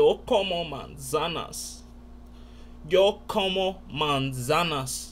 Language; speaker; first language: Spanish; non-native, learner; English